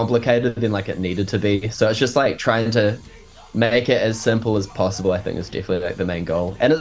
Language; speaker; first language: English; native; English